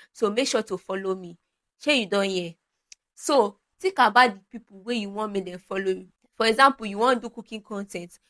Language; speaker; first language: Nigerian Pidgin; non-native, local second language; Yoruba